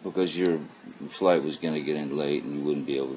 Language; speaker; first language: English; native; English